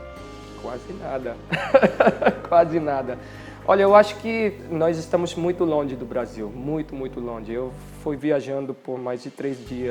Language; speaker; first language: Portuguese; non-native, fluent; Filipino